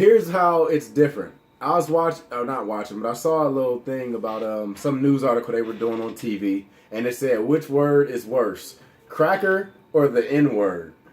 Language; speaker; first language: English; native; English